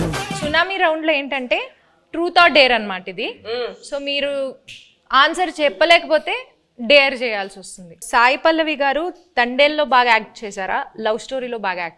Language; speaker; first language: Telugu; native; Telugu